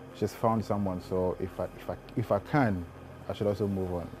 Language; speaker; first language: English; non-native, local second language; Ewe